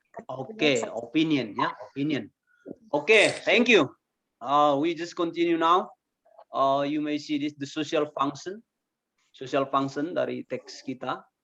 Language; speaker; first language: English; non-native, fluent; Indonesian